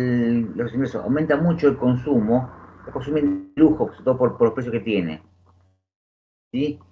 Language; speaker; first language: Spanish; native; Spanish